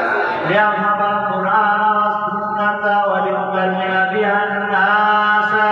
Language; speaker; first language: Arabic; non-native, fluent; Bangla